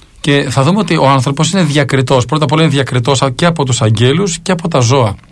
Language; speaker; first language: Greek; native; Greek